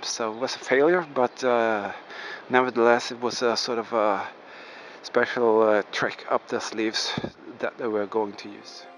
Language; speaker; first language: English; non-native, fluent; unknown